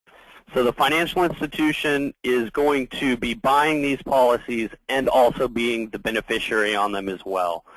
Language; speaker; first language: English; native; English